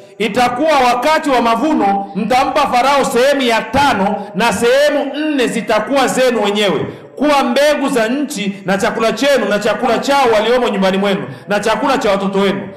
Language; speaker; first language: Swahili; native; Swahili